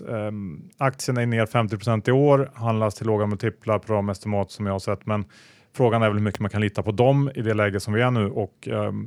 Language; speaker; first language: Swedish; native; Swedish